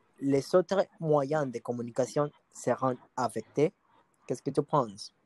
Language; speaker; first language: French; non-native, learner; Spanish